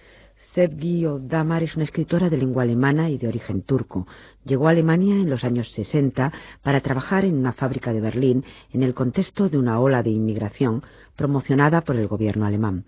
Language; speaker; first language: Spanish; native; Spanish